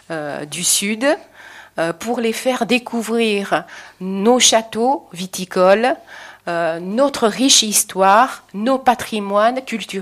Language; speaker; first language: French; non-native, fluent; Chinese